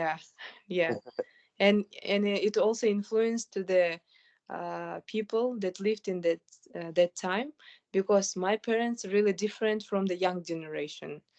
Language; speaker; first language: English; non-native, fluent; Kyrgyz